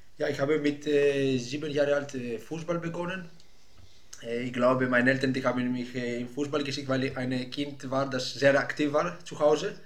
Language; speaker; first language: German; non-native, fluent; Greek